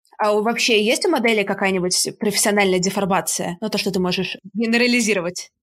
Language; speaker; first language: Russian; native; Russian